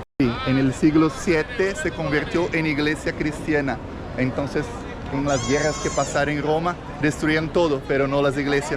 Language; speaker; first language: Spanish; non-native, fluent; Portuguese